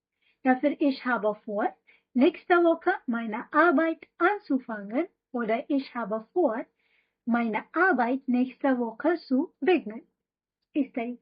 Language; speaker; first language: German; non-native, fluent; Hindi